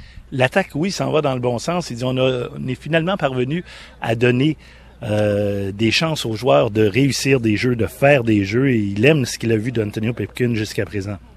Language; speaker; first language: French; native; French